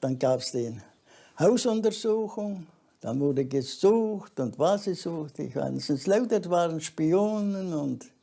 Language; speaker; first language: German; early bilingual, heritage; German